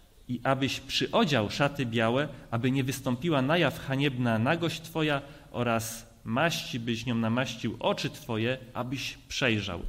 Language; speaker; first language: Polish; native; Polish